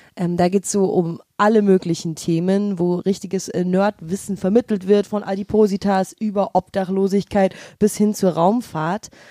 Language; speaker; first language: German; native; German